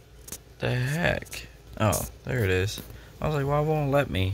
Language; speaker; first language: English; native; English